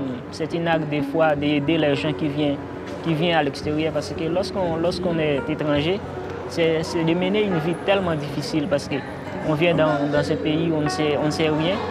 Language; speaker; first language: French; non-native, local second language; Haitian Creole